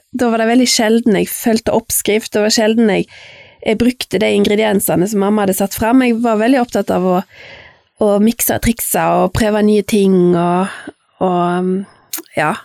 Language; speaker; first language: Norwegian; native; Norwegian